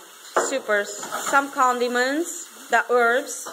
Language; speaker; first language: English; non-native, fluent; Hungarian